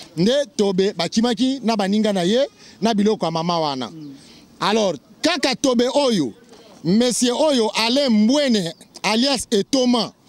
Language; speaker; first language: Lingala; native; Lingala